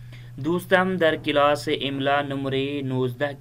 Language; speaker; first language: Persian; non-native, fluent; Urdu